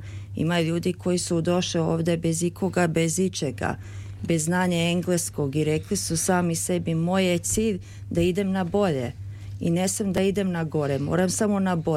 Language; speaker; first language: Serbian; early bilingual, heritage; Serbian